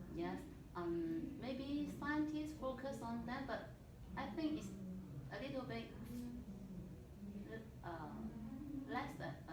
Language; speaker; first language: English; non-native, learner; Chinese